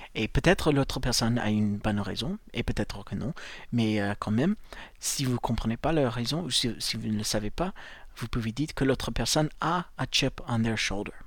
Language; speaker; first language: French; non-native, fluent; English